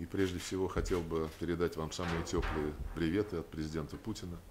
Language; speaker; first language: Russian; native; Russian